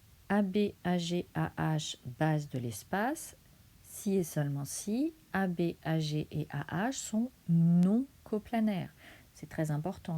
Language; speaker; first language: French; native; French